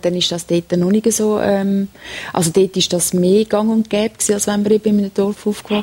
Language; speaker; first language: German; native; German